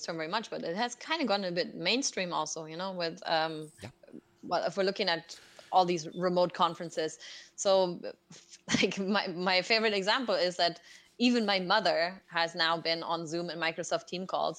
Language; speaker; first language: English; non-native, fluent; German